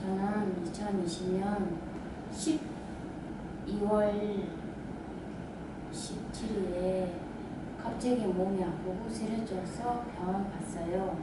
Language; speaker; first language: Korean; non-native, learner; Mongolian